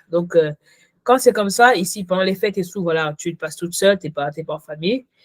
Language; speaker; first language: French; early bilingual, other home language; Ghomala